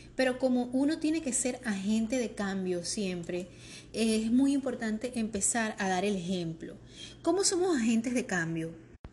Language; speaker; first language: Spanish; native; Spanish